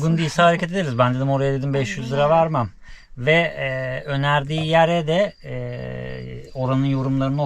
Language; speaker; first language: Turkish; native; Turkish